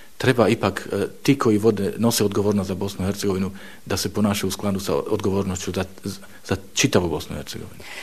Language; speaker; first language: Bosnian; non-native, fluent; Slovak